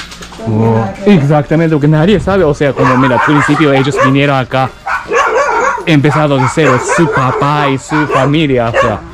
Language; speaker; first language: Spanish; non-native, learner; Japanese